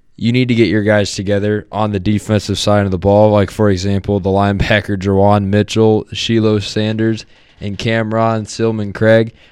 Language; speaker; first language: English; native; English